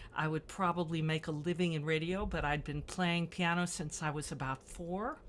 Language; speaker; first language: English; native; English